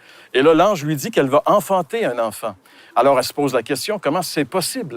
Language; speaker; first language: French; native; French